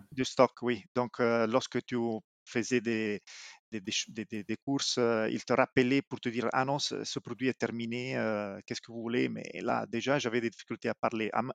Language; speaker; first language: French; non-native, fluent; Italian